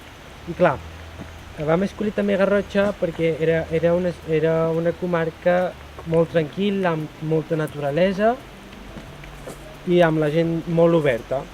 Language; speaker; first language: Catalan; early bilingual, other home language; Georgian